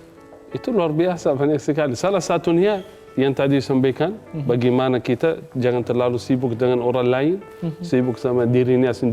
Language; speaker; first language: Indonesian; non-native, fluent; Arabic